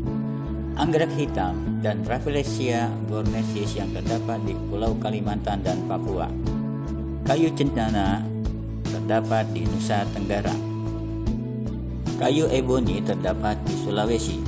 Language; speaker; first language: Indonesian; native; Indonesian